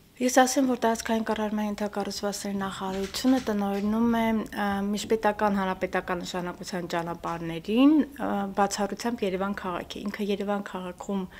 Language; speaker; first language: Armenian; native; Armenian